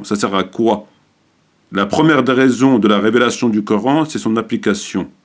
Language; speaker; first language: French; native; French